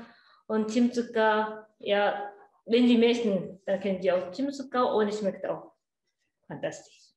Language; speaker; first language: German; non-native, learner; Japanese